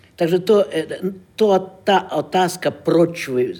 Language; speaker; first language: Czech; non-native, fluent; Russian